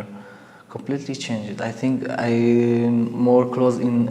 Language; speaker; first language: English; non-native, learner; Arabic